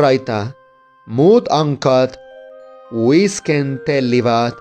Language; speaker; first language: Finnish; non-native, learner; Spanish